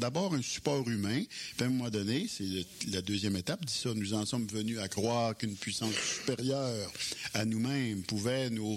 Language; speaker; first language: French; native; French